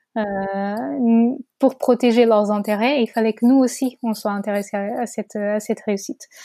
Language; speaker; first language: French; non-native, fluent; Portuguese